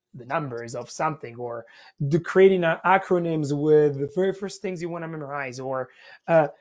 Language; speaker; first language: English; non-native, fluent; Italian